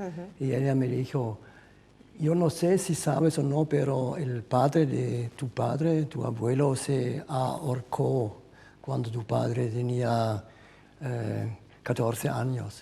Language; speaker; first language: Spanish; non-native, fluent; German